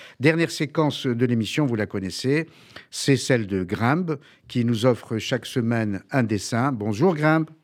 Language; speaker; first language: French; native; French